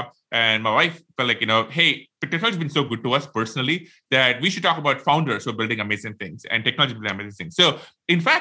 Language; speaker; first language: English; non-native, local second language; Tamil